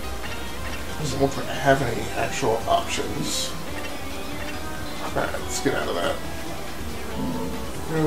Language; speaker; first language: English; native; English